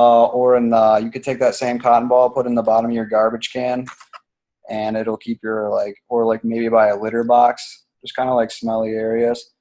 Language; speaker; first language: English; native; English